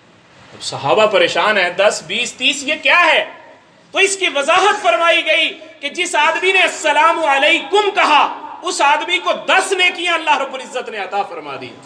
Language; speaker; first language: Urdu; non-native, local second language; Punjabi